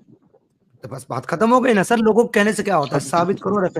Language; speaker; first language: Hindi; native; Hindi